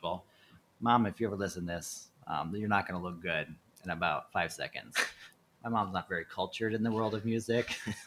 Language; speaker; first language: English; native; English